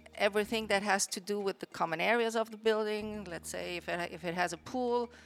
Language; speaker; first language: English; non-native, fluent; Spanish